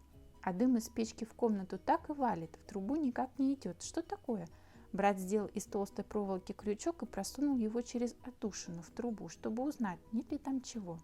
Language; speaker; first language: Russian; native; Russian